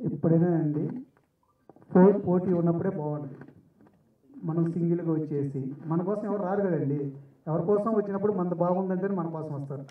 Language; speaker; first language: Telugu; native; Telugu